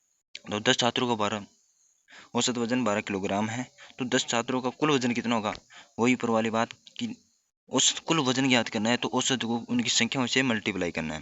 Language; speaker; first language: Hindi; native; Hindi